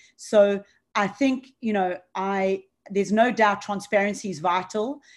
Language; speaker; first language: English; native; English